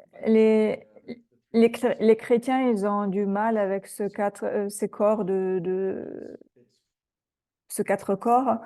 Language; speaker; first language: French; non-native, fluent; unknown